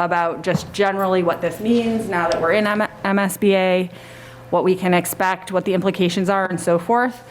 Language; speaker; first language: English; native; English